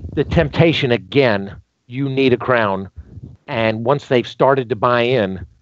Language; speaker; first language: English; native; English